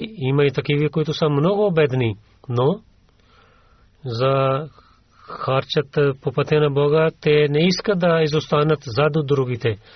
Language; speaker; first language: Bulgarian; non-native, learner; Urdu